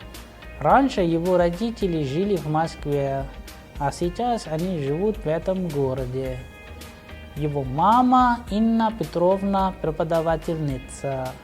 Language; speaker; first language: Russian; non-native, fluent; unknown